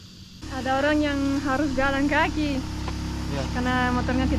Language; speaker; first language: Indonesian; non-native, fluent; English